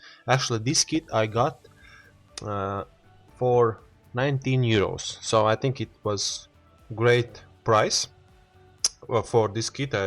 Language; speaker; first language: English; non-native, learner; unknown